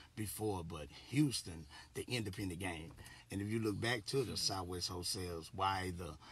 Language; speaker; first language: English; native; English